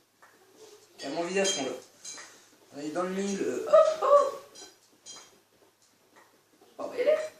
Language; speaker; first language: French; native; French